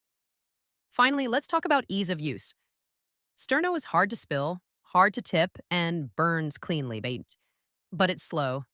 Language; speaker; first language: English; native; English